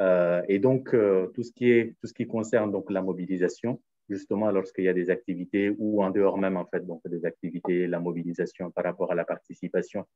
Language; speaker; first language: French; native; French